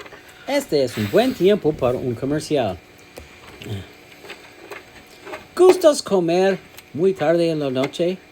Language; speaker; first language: Spanish; non-native, learner; English